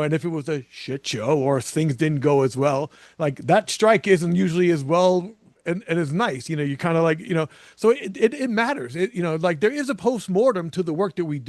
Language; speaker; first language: English; native; English